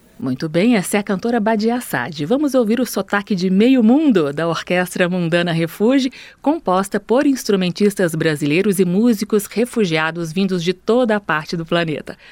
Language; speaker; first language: Portuguese; native; Portuguese